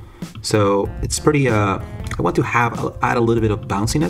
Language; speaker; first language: English; non-native, fluent; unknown